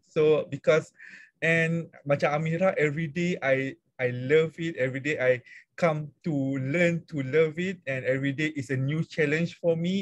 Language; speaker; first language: English; non-native, local second language; Malay